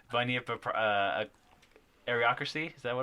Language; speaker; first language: English; native; English